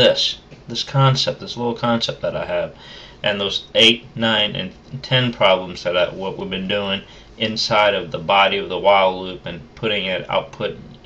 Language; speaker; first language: English; native; English